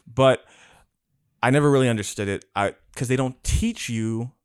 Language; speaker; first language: English; native; English